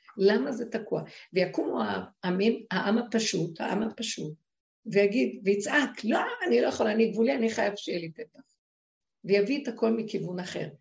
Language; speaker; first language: Hebrew; native; Hebrew